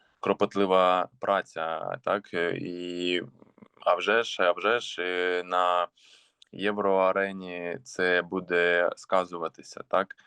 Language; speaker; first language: Ukrainian; non-native, local second language; Russian